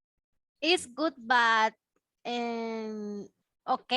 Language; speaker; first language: English; non-native, learner; Spanish